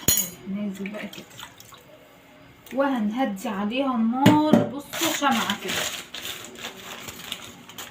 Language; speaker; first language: Arabic; native; Arabic